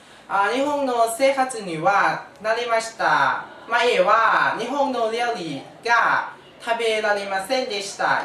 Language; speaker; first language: Japanese; non-native, learner; Thai